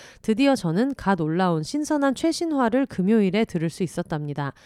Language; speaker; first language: Korean; native; Korean